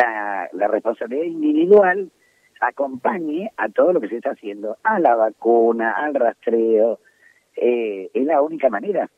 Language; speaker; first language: Spanish; native; Spanish